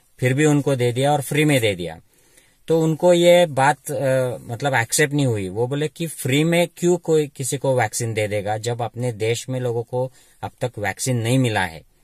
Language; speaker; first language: Hindi; non-native, local second language; Marathi